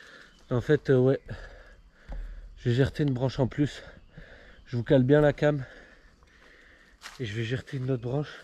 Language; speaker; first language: French; native; French